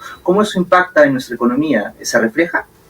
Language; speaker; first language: Spanish; native; Spanish